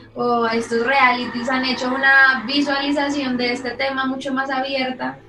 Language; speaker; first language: Spanish; native; Spanish